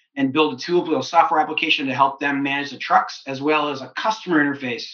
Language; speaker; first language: English; native; English